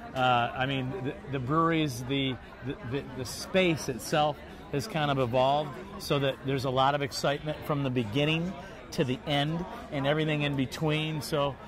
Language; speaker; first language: English; native; English